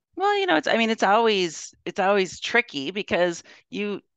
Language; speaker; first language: English; native; English